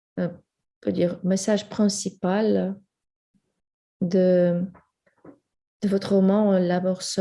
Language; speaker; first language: French; non-native, fluent; Ukrainian